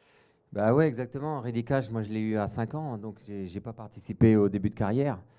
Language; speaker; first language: French; native; French